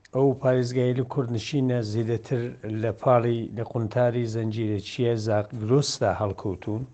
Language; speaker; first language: Central Kurdish; non-native, local second language; Southern Kurdish